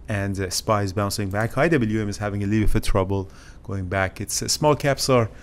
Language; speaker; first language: English; native; English